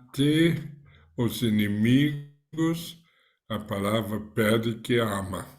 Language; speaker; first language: Portuguese; non-native, fluent; German